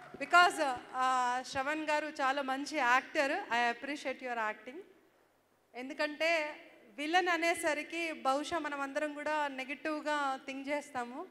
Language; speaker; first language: Telugu; native; Telugu